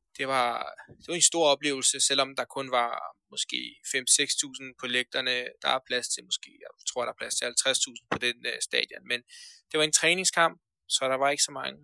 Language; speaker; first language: Danish; early bilingual, other home language; Persian